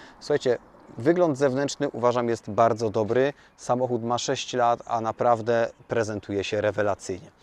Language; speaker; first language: Polish; native; Polish